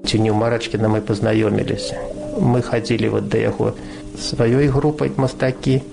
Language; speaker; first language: Belarusian; native; Belarusian